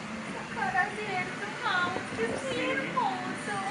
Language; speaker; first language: Spanish; native; Spanish